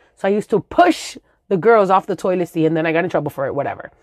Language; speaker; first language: English; early bilingual, other home language; Spanish